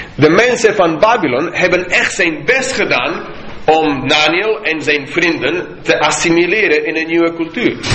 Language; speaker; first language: Dutch; non-native, fluent; English